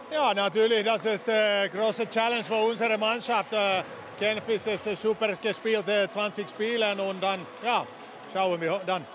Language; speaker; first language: German; non-native, learner; Finnish